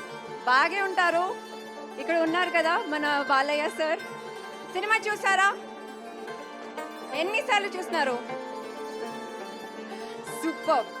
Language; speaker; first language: Telugu; non-native, fluent; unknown